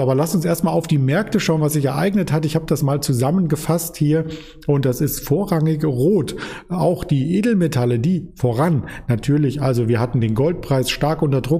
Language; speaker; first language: German; native; German